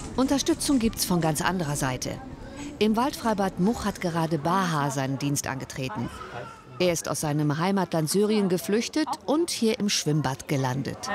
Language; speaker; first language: German; native; German